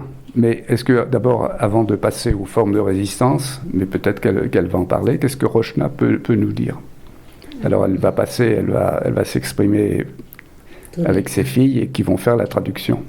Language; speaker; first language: French; native; French